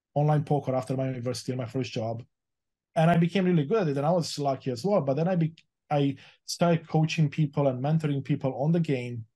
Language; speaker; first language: English; early bilingual, other home language; Romanian